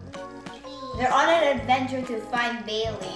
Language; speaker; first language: English; native; English